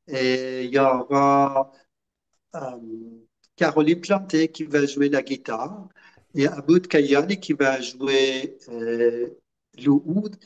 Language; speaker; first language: French; non-native, fluent; Persian